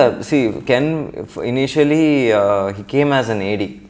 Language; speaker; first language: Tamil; non-native, local second language; Telugu